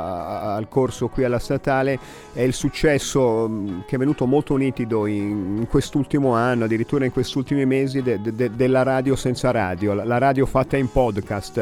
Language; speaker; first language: Italian; native; Italian